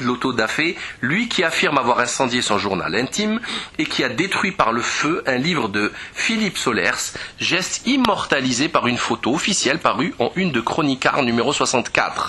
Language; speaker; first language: French; native; French